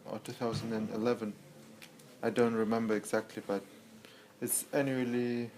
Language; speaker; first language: English; non-native, learner; Russian